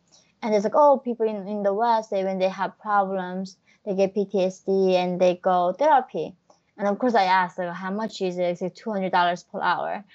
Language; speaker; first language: English; non-native, fluent; Korean